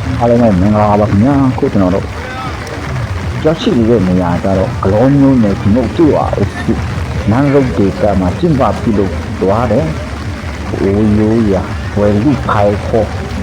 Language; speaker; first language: Burmese; non-native, local second language; Pa'o Karen